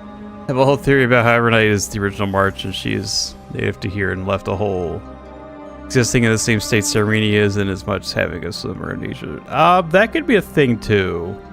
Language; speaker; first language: English; native; English